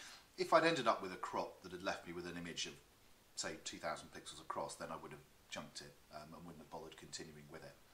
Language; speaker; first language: English; native; English